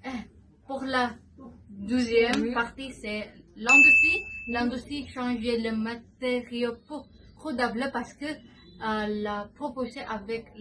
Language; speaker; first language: French; non-native, learner; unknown